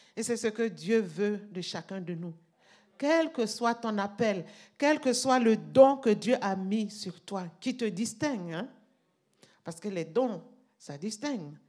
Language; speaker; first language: French; non-native, local second language; Mossi